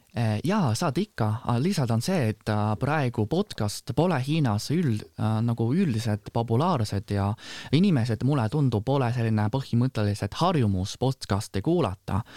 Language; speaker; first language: Estonian; non-native, fluent; Chinese